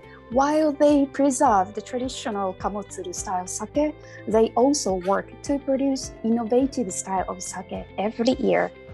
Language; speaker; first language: English; non-native, fluent; Japanese